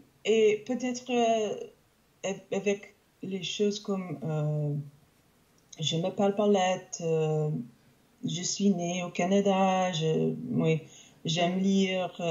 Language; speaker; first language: French; non-native, local second language; English